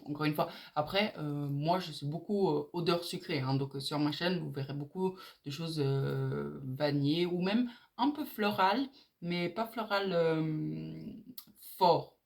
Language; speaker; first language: French; native; French